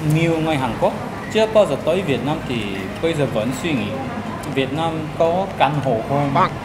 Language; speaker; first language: Vietnamese; non-native, fluent; Korean